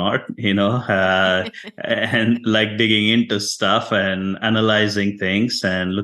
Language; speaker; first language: English; non-native, local second language; Tamil